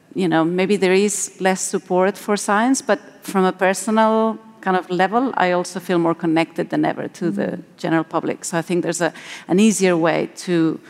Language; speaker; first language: English; non-native, fluent; Spanish